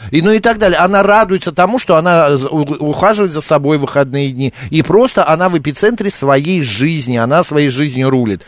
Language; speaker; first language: Russian; native; Russian